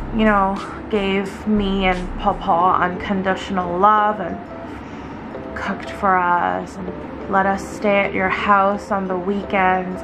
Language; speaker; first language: English; early bilingual, other home language; Chinese